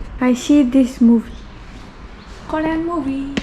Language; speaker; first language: English; non-native, learner; Indonesian